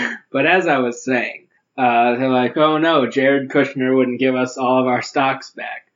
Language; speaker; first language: English; native; English